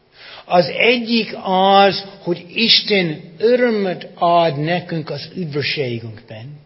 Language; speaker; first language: Hungarian; non-native, fluent; English